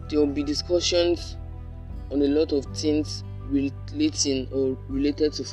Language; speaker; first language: English; non-native, local second language; Yoruba